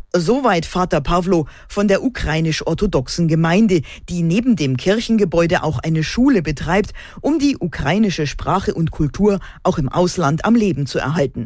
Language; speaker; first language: German; native; German